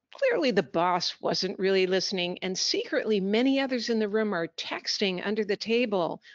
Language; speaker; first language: English; native; English